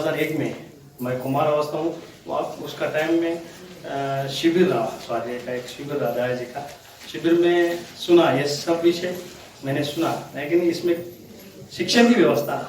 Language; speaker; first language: Hindi; non-native, local second language; Telugu